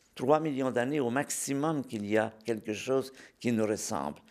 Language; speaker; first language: French; native; French